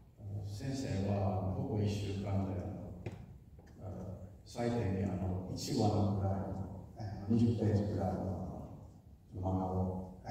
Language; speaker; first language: Japanese; non-native, fluent; Finnish